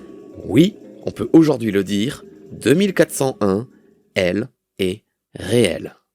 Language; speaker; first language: French; native; French